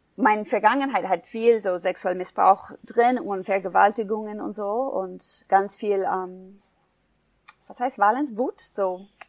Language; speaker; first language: German; non-native, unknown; English